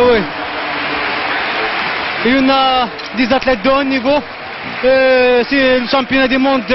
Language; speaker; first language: French; non-native, learner; Arabic